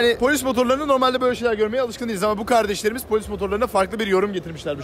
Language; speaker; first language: Turkish; native; Turkish